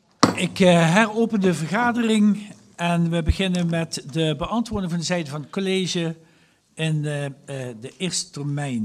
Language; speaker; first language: Dutch; native; Dutch